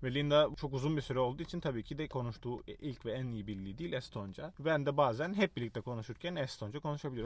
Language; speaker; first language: Turkish; native; Turkish